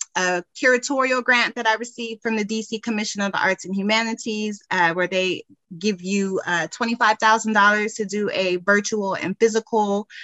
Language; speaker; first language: English; native; English